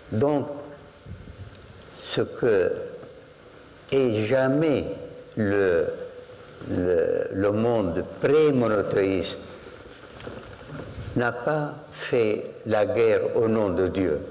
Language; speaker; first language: French; non-native, fluent; Arabic